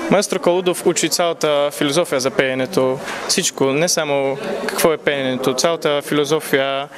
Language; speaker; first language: Bulgarian; early bilingual, heritage; Polish